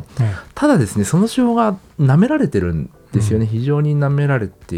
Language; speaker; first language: Japanese; native; Japanese